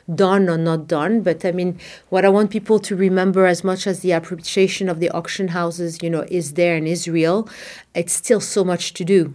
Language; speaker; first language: English; non-native, fluent; Arabic